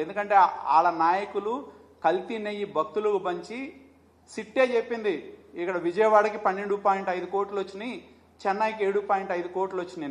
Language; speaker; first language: Telugu; native; Telugu